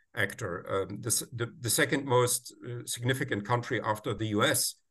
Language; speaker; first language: English; non-native, fluent; German